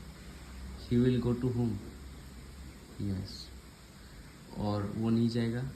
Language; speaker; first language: Hindi; native; Hindi